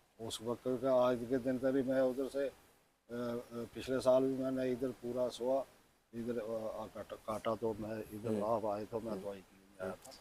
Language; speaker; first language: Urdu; non-native, local second language; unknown